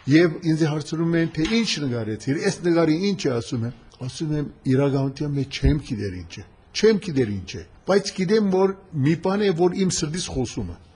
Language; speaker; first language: Armenian; early bilingual, heritage; Armenian